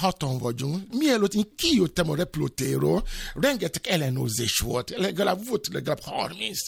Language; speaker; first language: Hungarian; non-native, fluent; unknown